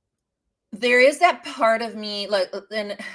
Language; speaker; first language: English; native; English